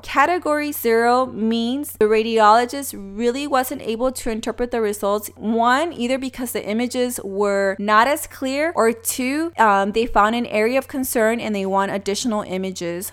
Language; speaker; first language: English; early bilingual, other home language; Spanish